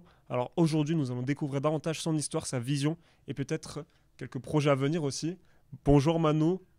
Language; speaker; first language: French; native; French